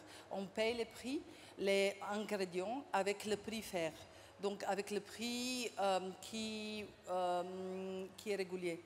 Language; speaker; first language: French; non-native, fluent; Slovenian